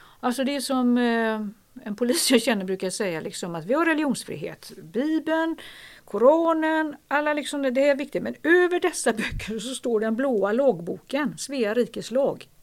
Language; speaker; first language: Swedish; native; Swedish